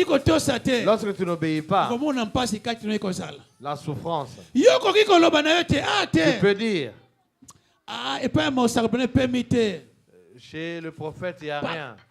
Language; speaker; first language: French; non-native, local second language; Lingala